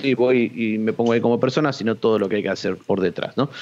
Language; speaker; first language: Spanish; native; Spanish